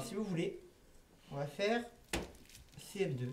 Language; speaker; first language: French; native; French